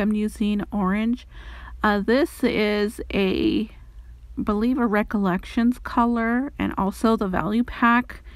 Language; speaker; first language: English; native; English